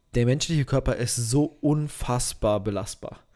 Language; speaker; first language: German; native; German